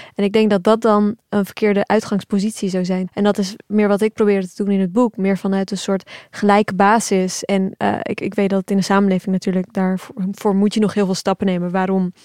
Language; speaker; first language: Dutch; early bilingual, other home language; Turkish